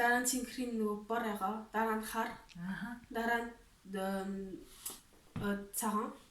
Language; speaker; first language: Mongolian; early bilingual, heritage; Mongolian